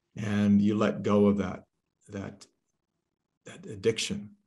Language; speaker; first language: English; native; English